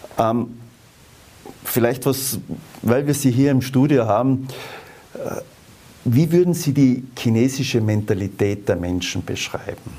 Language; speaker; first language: German; native; German